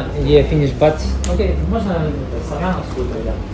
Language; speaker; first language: English; non-native, learner; Russian